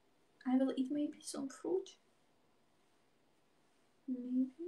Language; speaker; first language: English; non-native, learner; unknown